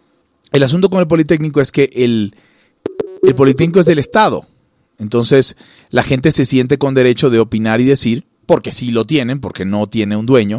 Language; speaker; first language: Spanish; native; Spanish